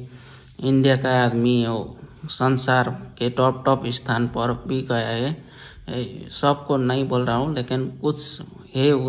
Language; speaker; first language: Hindi; non-native, learner; Nepali